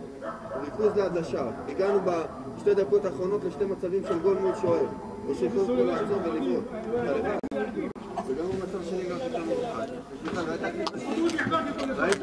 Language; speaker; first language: Hebrew; native; Hebrew